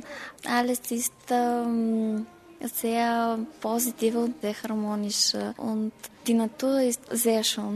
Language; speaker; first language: German; non-native, learner; Bulgarian